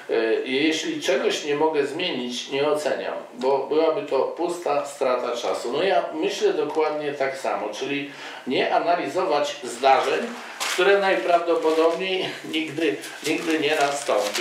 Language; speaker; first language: Polish; native; Polish